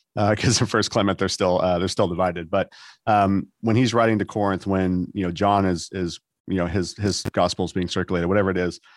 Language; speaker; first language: English; native; English